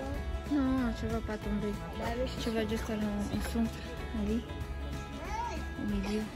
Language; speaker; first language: French; non-native, fluent; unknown